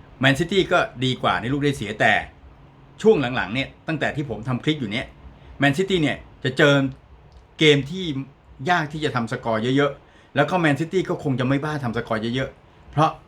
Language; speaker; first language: Thai; native; Thai